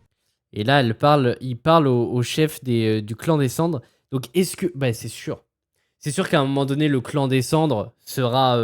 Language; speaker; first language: French; native; French